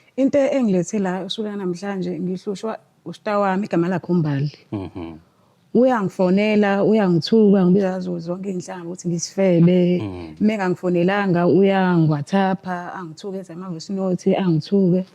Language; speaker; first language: Zulu; native; Zulu